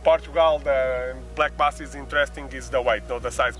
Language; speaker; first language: English; non-native, learner; Portuguese